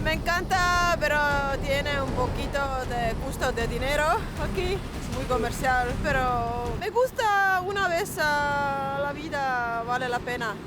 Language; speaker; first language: Spanish; non-native, learner; Estonian